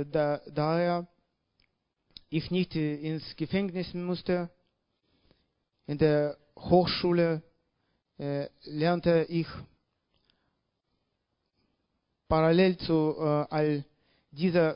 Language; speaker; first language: German; non-native, learner; Russian